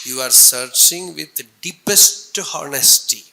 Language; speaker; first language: English; non-native, local second language; Tamil